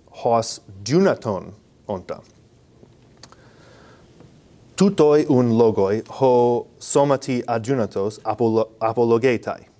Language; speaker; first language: Greek; non-native, fluent; English